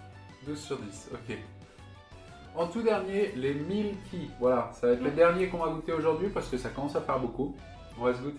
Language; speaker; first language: French; native; French